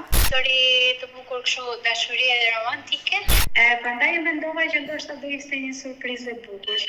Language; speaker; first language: Albanian; early bilingual, heritage; Greek